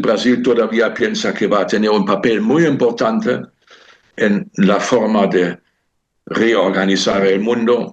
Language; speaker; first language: Spanish; non-native, fluent; German